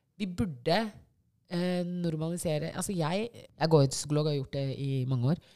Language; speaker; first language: Norwegian; early bilingual, other home language; Shona